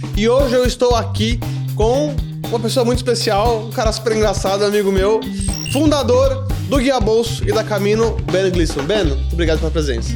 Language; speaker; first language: Portuguese; native; Portuguese